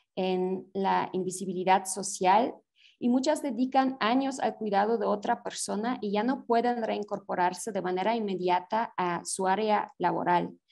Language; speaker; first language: Spanish; non-native, fluent; German